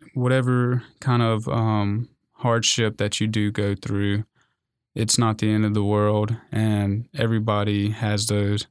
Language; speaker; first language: English; native; English